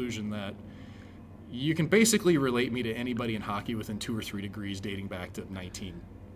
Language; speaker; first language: English; native; English